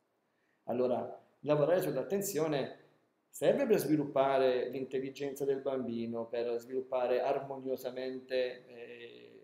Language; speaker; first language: Italian; native; Italian